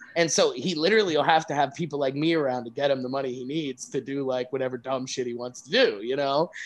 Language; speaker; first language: English; native; English